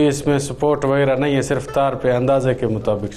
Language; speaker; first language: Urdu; non-native, local second language; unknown